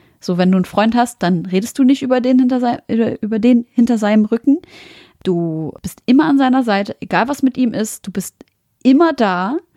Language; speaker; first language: German; early bilingual, other home language; Arabic